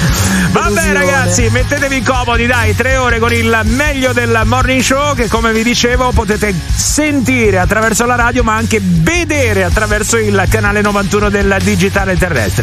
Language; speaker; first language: Italian; native; Italian